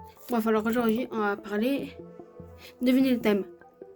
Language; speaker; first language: French; native; French